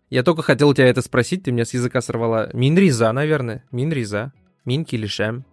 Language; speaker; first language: Russian; native; Russian